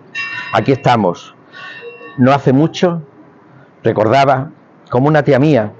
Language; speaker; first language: Spanish; native; Spanish